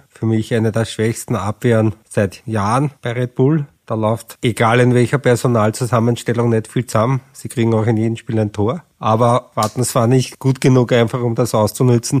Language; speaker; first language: German; native; German